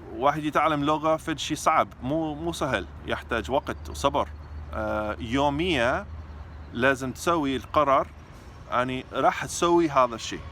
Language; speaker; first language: Arabic; non-native, fluent; English